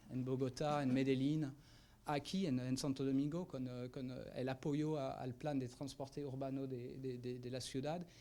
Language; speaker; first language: Spanish; non-native, fluent; French